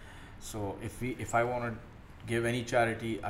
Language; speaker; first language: English; non-native, local second language; Urdu